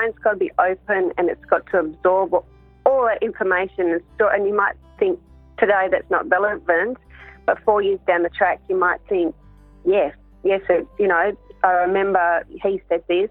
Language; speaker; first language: English; native; English